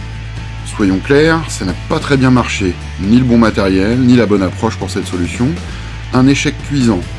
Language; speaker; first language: French; native; French